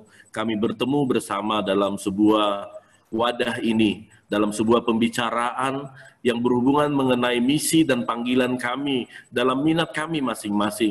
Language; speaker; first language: Indonesian; native; Indonesian